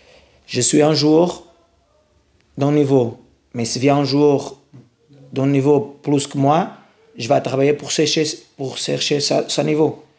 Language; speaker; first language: French; non-native, learner; Portuguese